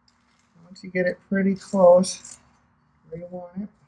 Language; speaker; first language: English; native; English